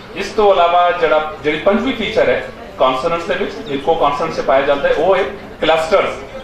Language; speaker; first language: Punjabi; non-native, local second language; Pashto